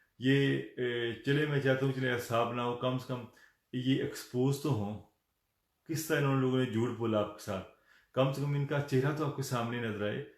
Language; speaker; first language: Urdu; non-native, local second language; Punjabi